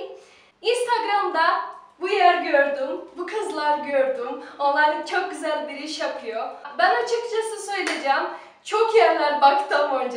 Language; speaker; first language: Turkish; non-native, learner; Portuguese